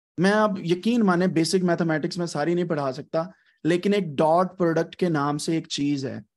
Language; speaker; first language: Urdu; non-native, local second language; Punjabi